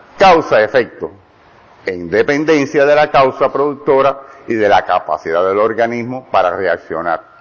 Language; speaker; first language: Spanish; native; Spanish